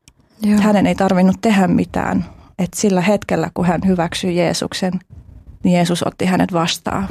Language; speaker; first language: Finnish; early bilingual, other home language; Albanian